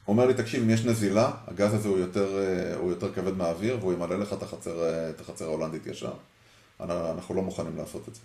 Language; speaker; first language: Hebrew; early bilingual, heritage; Hebrew